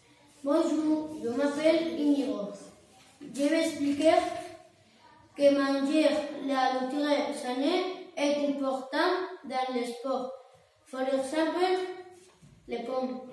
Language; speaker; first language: French; non-native, learner; Spanish